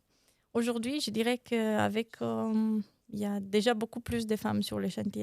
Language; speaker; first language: French; non-native, fluent; Romanian